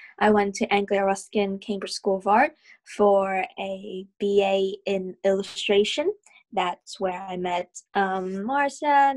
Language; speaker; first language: English; non-native, fluent; Vietnamese